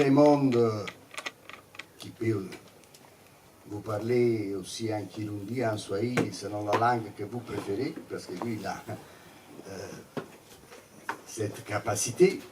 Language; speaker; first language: French; non-native, fluent; Italian